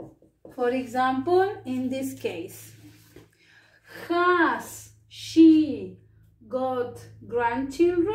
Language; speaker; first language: English; non-native, fluent; Spanish